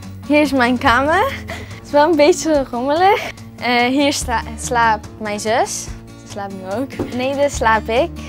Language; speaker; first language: Dutch; early bilingual, other home language; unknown